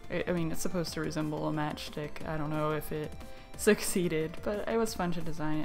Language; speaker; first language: English; native; English